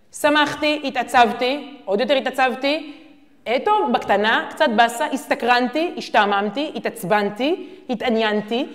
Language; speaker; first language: Hebrew; native; Hebrew